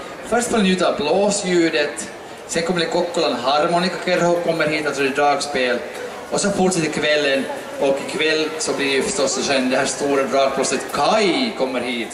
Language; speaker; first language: Swedish; native; Swedish